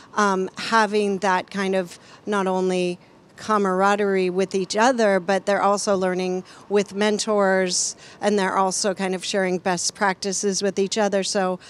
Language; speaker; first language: English; native; English